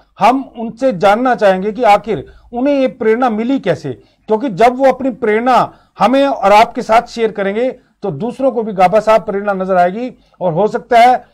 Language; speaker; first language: Hindi; native; Hindi